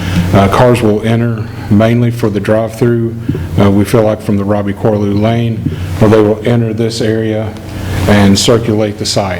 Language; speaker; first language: English; native; English